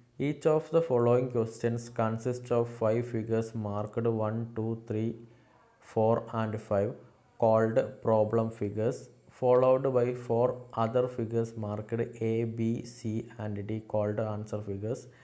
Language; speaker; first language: English; non-native, local second language; Malayalam